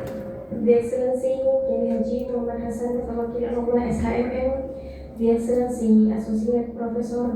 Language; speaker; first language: English; non-native, fluent; Indonesian